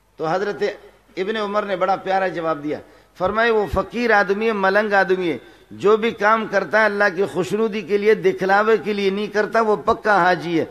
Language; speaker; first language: Urdu; non-native, local second language; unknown